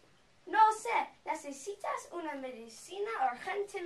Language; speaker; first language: Spanish; non-native, learner; English